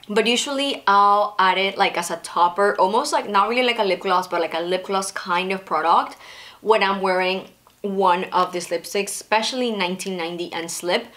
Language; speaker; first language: English; non-native, fluent; Spanish